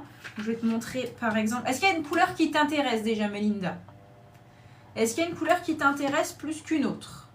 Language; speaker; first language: French; native; French